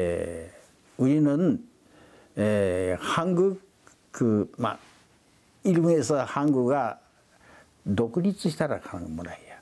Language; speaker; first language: Korean; early bilingual, heritage; Korean